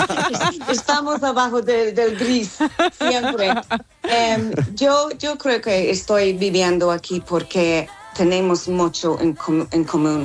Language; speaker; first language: Spanish; non-native, learner; English